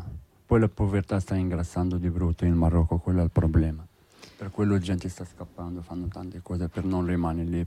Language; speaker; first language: Italian; non-native, learner; Arabic